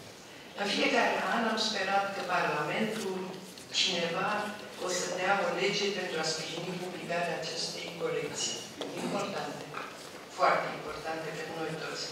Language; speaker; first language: Romanian; native; Romanian